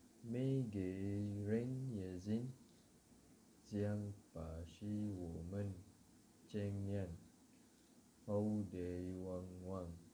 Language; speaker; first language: Chinese; non-native, learner; Malay